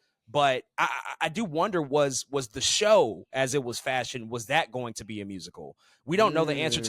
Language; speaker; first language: English; native; English